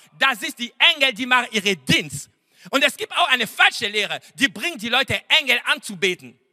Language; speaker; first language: German; non-native, fluent; French